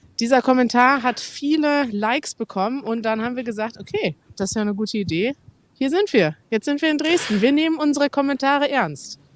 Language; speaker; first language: German; native; German